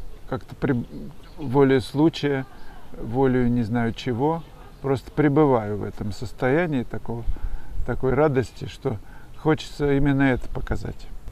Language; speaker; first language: Russian; native; Russian